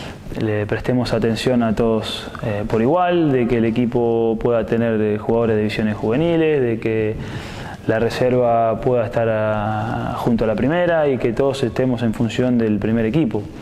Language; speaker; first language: Spanish; native; Spanish